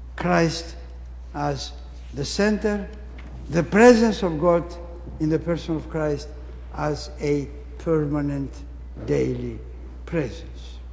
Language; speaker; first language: English; non-native, fluent; Greek